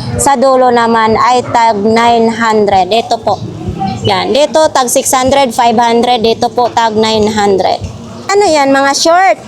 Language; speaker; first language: Filipino; non-native, local second language; Masbatenyo